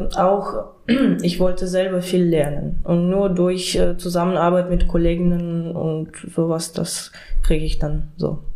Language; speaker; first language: German; non-native, fluent; Ukrainian